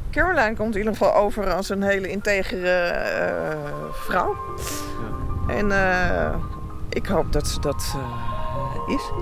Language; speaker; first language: Dutch; native; Dutch